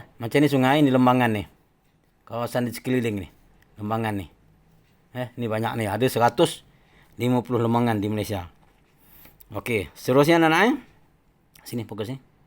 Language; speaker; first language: Malay; native; Malay